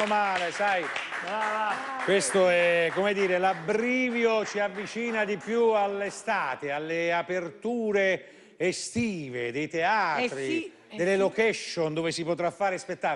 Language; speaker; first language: Italian; native; Italian